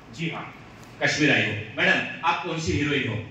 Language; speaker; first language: Hindi; non-native, local second language; Marathi